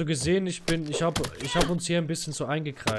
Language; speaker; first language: German; native; German